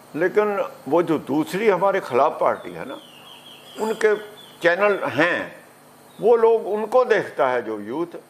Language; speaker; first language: Hindi; non-native, local second language; Punjabi